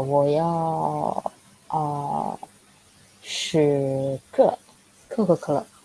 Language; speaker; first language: Chinese; non-native, learner; Indonesian